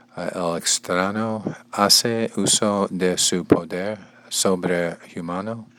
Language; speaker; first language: Spanish; non-native, learner; English